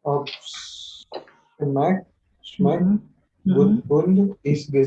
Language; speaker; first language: German; non-native, learner; Indonesian